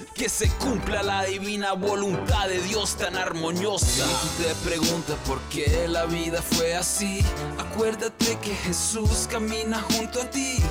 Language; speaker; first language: Spanish; early bilingual, heritage; Spanish